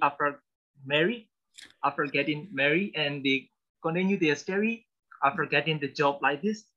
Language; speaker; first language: English; non-native, learner; Burmese